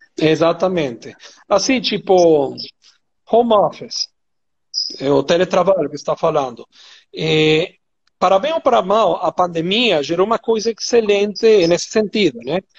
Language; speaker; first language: Portuguese; non-native, fluent; Spanish